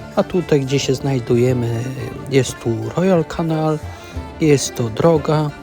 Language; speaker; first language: Polish; native; Polish